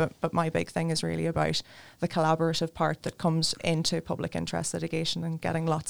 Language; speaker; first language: English; native; English